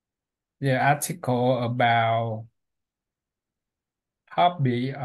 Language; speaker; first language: English; non-native, learner; Vietnamese